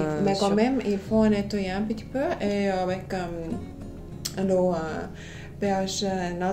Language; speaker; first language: French; non-native, fluent; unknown